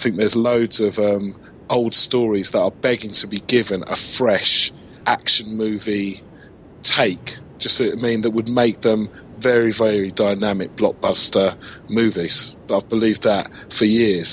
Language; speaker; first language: English; native; English